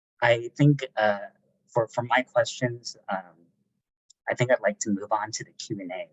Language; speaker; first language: English; native; English